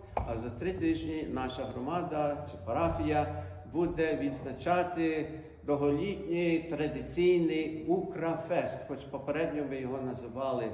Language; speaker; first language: Ukrainian; early bilingual, heritage; Ukrainian